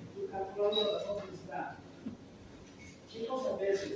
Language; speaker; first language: Spanish; native; Spanish